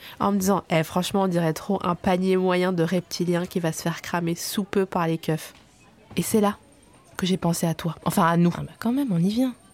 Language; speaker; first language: French; native; French